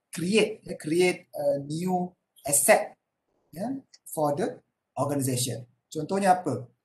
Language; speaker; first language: English; non-native, local second language; Malay